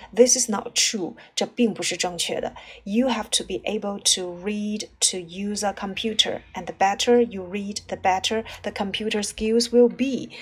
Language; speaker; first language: English; non-native, fluent; Chinese